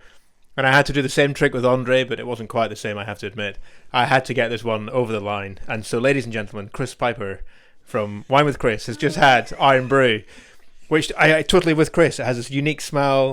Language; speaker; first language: English; native; English